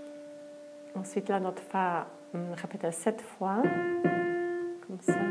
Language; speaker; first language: French; non-native, fluent; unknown